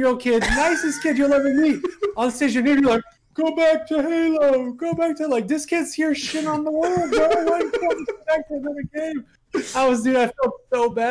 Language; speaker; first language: English; non-native, fluent; French